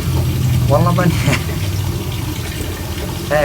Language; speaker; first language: Indonesian; non-native, learner; Arabic